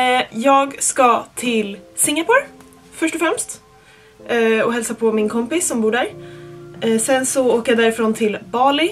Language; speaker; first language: Swedish; native; Swedish